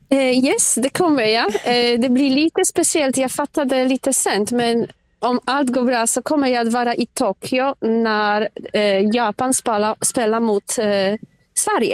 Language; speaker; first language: Swedish; non-native, fluent; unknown